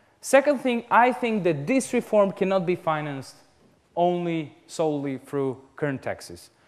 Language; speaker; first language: English; non-native, fluent; Serbian